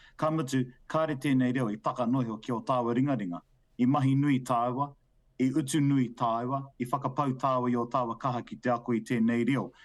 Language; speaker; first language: Māori; non-native, local second language; English